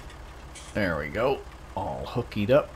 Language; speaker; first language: English; native; English